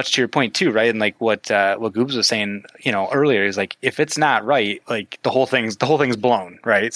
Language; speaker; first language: English; native; English